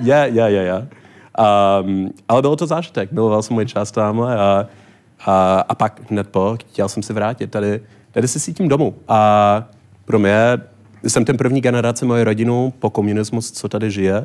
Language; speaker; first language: Czech; non-native, learner; English